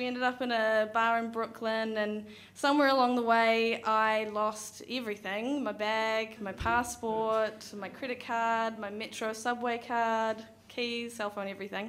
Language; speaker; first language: English; native; English